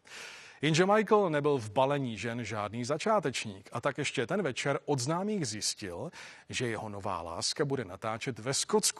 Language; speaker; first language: Czech; native; Czech